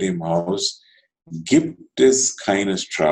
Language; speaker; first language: German; non-native, fluent; Telugu